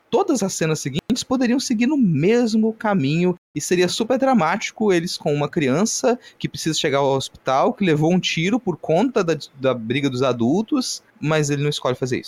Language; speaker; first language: Portuguese; native; Portuguese